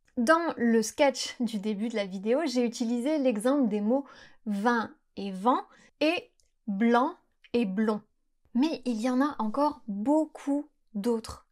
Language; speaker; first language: French; native; French